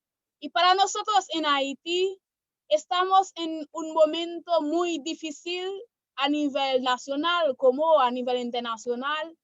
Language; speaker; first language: Spanish; non-native, learner; Haitian Creole